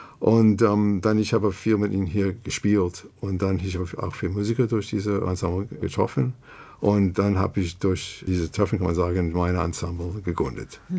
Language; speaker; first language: German; non-native, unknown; English